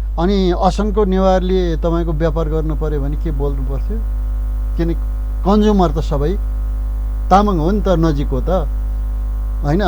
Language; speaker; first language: Nepali; non-native, local second language; Eastern Tamang